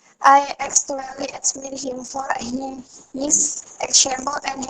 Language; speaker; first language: English; non-native, learner; Indonesian